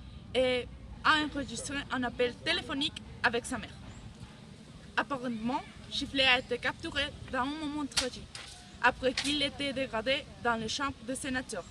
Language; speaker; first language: French; non-native, learner; Spanish